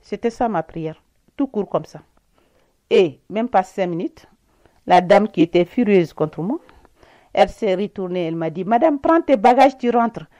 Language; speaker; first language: French; non-native, local second language; Bambara